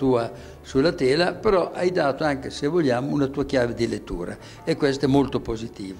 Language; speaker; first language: Italian; native; Italian